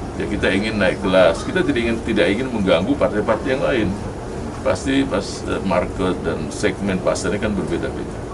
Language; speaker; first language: Indonesian; native; Indonesian